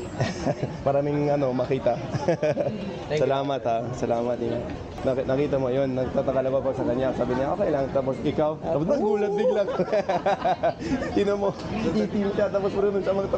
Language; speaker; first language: Filipino; non-native, learner; English